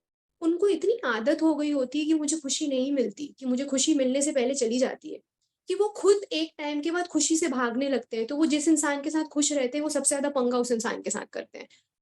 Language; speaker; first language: Hindi; native; Hindi